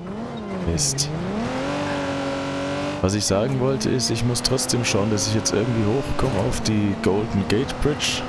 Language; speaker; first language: German; native; German